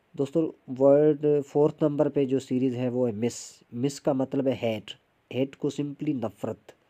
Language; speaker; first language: Urdu; non-native, local second language; Sindhi